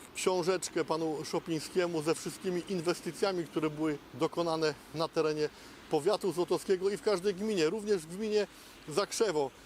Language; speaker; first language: Polish; native; Polish